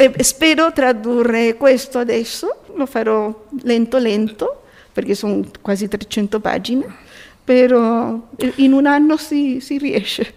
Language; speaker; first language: Italian; early bilingual, heritage; Spanish